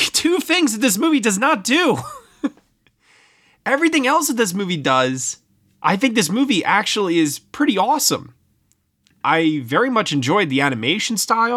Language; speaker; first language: English; native; English